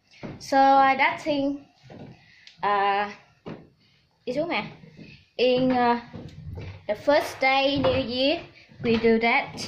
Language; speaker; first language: English; non-native, learner; Vietnamese